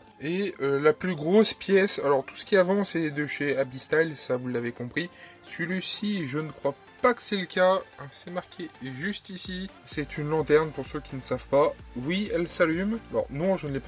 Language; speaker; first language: French; native; French